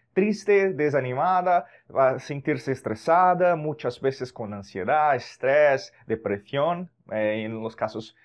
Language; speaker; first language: Spanish; non-native, fluent; Portuguese